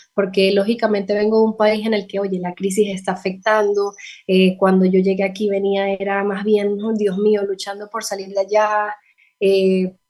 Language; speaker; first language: Spanish; native; Spanish